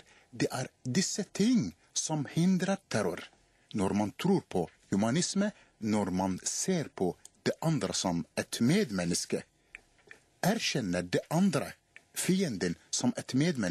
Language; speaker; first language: Norwegian; non-native, fluent; Arabic